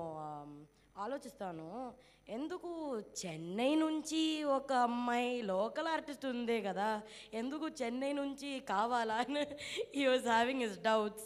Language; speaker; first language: Telugu; non-native, fluent; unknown